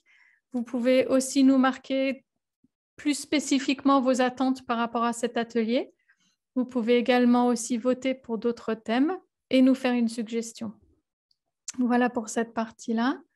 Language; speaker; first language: French; native; French